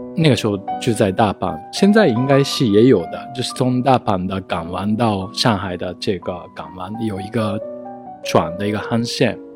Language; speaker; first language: Chinese; non-native, fluent; Japanese